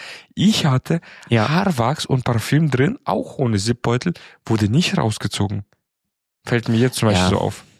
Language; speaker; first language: German; non-native, fluent; Romanian